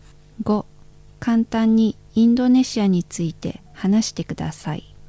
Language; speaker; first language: Japanese; non-native, fluent; Indonesian